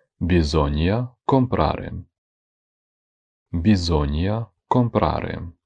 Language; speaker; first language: Italian; non-native, fluent; Ukrainian